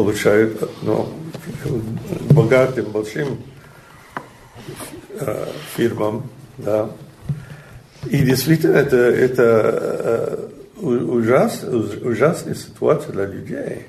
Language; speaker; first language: Russian; non-native, learner; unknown